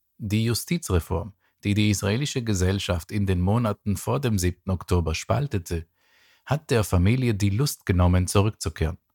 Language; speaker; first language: German; non-native, fluent; Hebrew